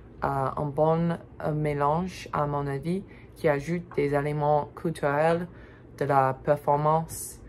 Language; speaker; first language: French; non-native, learner; English